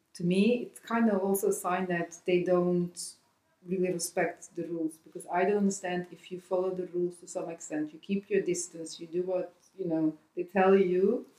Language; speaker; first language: English; non-native, fluent; Dutch